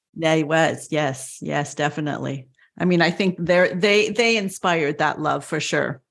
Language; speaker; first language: English; early bilingual, other home language; French